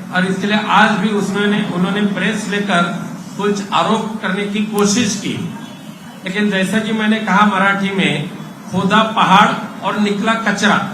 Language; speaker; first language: Hindi; non-native, local second language; Marathi